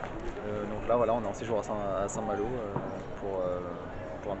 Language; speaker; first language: French; native; French